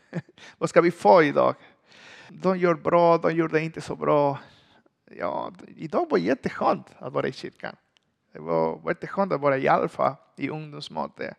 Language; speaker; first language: Swedish; non-native, learner; Spanish